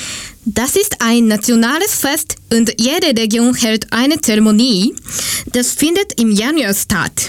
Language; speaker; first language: German; non-native, learner; Japanese